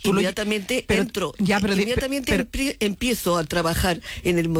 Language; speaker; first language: Spanish; native; Spanish